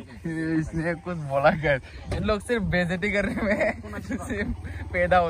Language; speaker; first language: Hindi; non-native, local second language; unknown